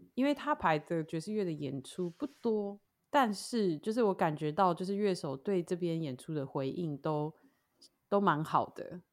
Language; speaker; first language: Chinese; native; Chinese